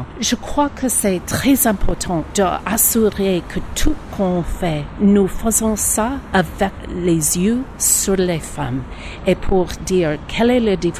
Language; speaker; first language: French; non-native, learner; English